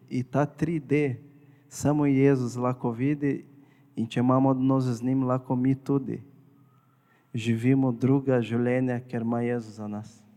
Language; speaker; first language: Slovenian; non-native, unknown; Portuguese